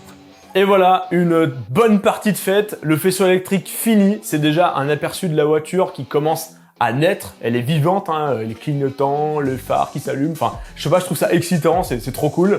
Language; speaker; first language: French; native; French